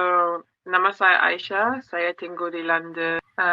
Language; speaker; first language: Indonesian; non-native, learner; English